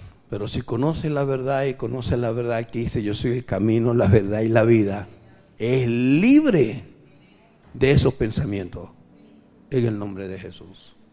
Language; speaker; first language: Spanish; native; Spanish